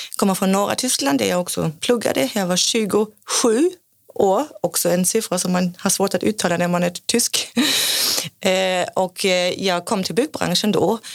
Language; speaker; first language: Swedish; non-native, fluent; German